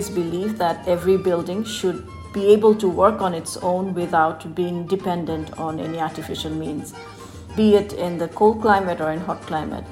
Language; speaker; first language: English; non-native, local second language; Bangla